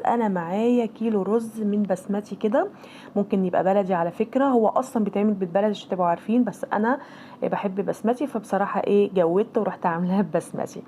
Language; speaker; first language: Arabic; native; Arabic